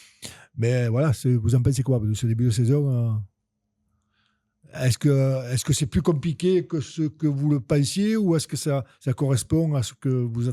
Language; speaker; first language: French; native; French